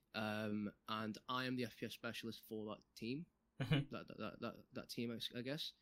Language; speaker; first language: English; native; English